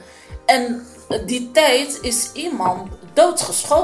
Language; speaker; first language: Dutch; non-native, learner; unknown